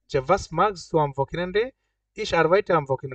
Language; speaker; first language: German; non-native, fluent; Bangla